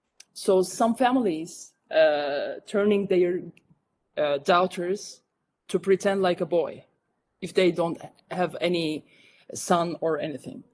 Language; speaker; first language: English; non-native, fluent; Turkish